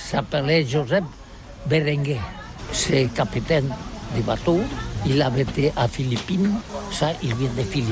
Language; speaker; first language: French; non-native, learner; Catalan